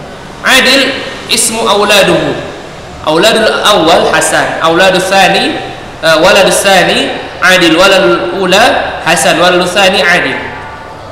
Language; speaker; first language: Arabic; non-native, fluent; Indonesian